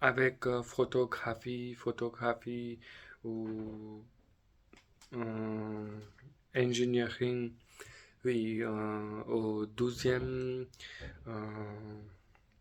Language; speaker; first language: French; non-native, learner; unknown